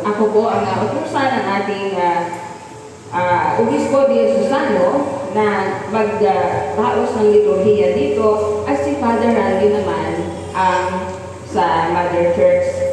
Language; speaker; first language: Filipino; native; Filipino